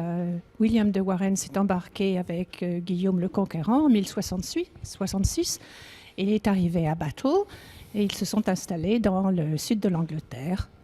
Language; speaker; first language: French; native; French